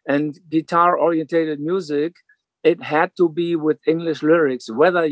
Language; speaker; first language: English; non-native, fluent; German